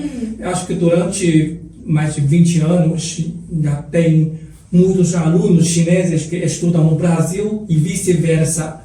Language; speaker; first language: Portuguese; non-native, fluent; Chinese